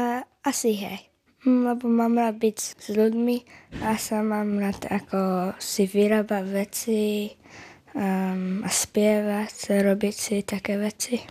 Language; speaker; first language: Slovak; early bilingual, heritage; Slovak